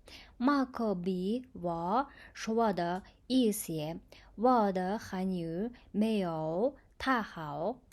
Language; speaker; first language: Chinese; non-native, fluent; Mongolian